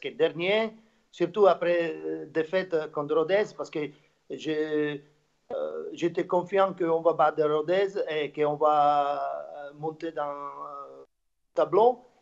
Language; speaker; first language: French; non-native, fluent; Slovak